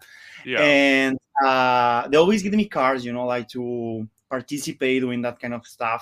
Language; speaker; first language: English; non-native, learner; Spanish